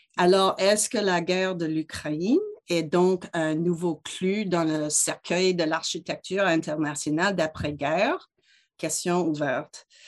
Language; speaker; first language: French; non-native, local second language; English